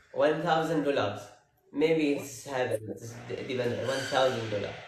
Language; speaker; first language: English; non-native, learner; Arabic